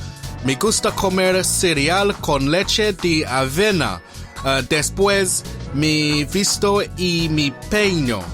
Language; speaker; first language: Spanish; non-native, learner; English